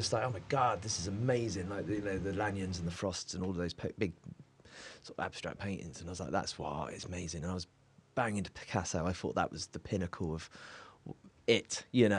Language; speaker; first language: English; native; English